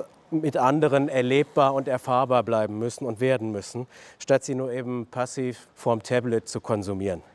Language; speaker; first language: German; native; German